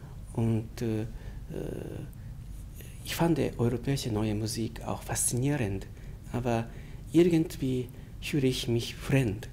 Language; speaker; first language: German; non-native, fluent; Japanese